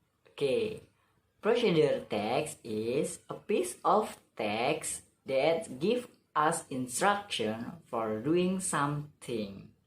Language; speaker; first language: English; non-native, learner; Indonesian